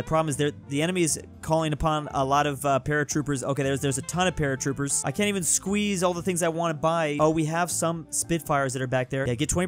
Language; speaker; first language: English; native; English